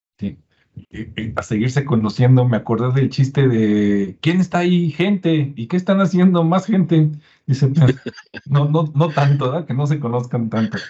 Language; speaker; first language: Spanish; native; Spanish